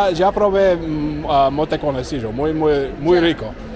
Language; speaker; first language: Spanish; non-native, learner; English